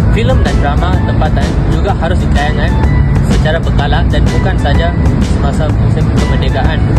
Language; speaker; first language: Malay; non-native, local second language; Tamil